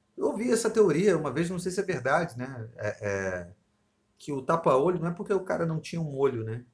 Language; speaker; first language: Portuguese; native; Portuguese